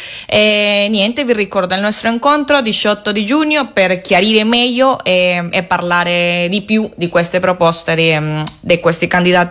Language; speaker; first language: Italian; non-native, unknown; Spanish